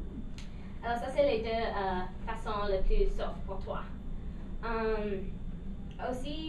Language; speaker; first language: French; non-native, learner; English